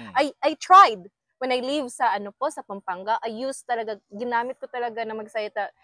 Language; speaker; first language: Filipino; non-native, local second language; Cebuano